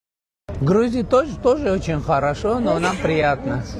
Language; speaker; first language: Russian; non-native, fluent; Armenian